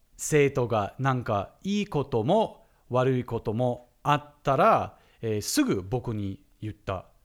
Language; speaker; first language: Japanese; non-native, fluent; English